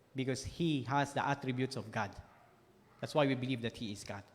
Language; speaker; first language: English; non-native, local second language; Filipino